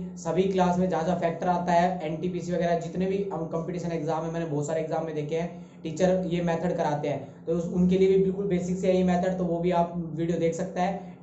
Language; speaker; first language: Hindi; native; Hindi